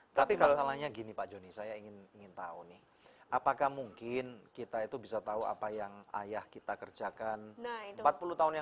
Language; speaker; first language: Indonesian; native; Indonesian